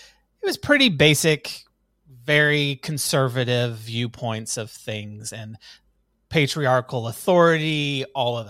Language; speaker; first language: English; native; English